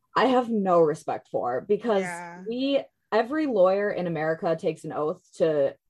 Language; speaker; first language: English; native; English